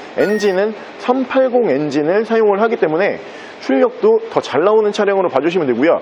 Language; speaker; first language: Korean; native; Korean